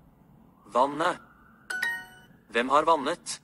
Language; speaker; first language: Norwegian; non-native, learner; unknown